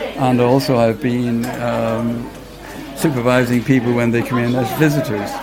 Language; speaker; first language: English; native; English